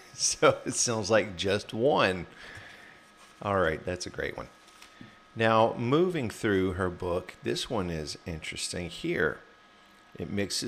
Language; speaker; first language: English; native; English